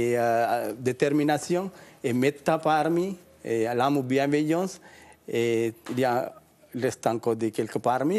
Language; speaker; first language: French; non-native, learner; Sinhala